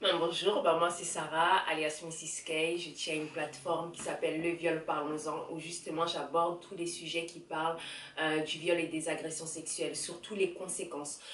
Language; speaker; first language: French; native; French